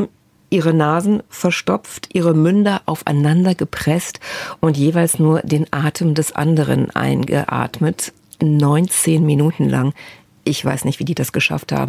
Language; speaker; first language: German; native; German